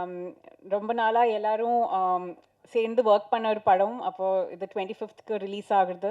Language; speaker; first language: Tamil; non-native, learner; Malayalam